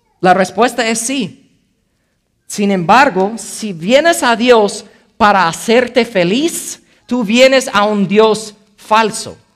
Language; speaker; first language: Spanish; non-native, fluent; English